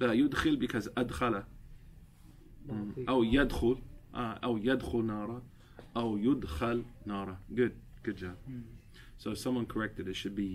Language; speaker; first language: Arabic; non-native, fluent; English